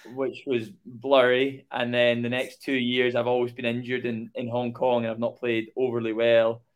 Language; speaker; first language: English; native; English